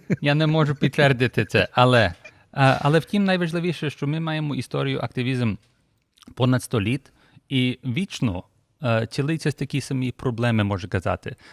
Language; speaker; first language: Ukrainian; early bilingual, heritage; Ukrainian